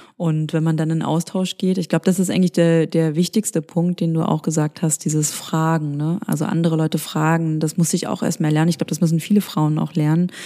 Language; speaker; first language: German; native; German